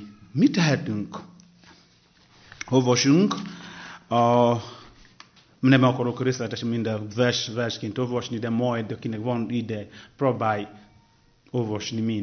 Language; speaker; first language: Hungarian; non-native, learner; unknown